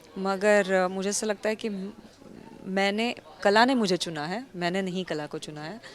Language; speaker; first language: Hindi; non-native, local second language; Marathi